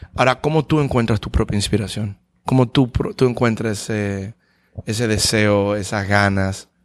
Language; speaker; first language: Spanish; native; Spanish